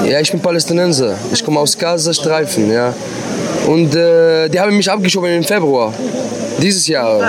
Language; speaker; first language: German; non-native, fluent; Arabic